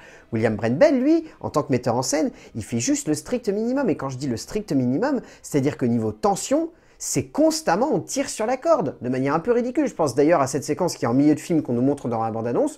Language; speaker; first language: French; native; French